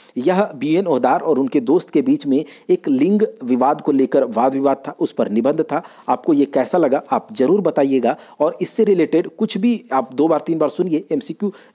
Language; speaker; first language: Hindi; non-native, local second language; Magahi